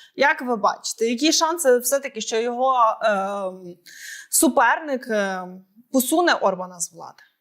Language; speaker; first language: Ukrainian; native; Ukrainian